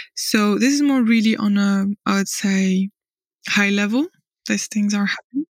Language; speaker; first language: English; non-native, fluent; French